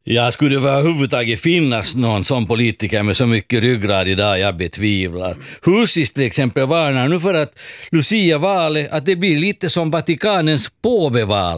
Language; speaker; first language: Swedish; native; Swedish